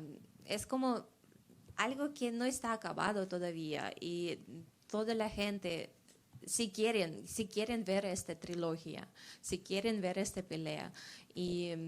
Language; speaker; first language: Spanish; non-native, learner; Russian